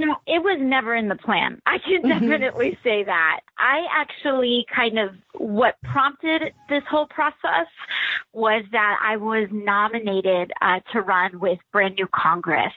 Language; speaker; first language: English; native; English